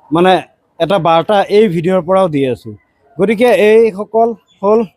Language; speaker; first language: Bangla; non-native, local second language; Assamese